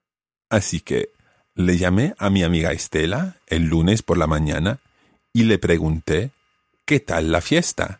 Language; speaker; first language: Spanish; non-native, fluent; English